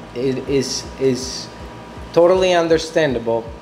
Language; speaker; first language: English; non-native, fluent; Spanish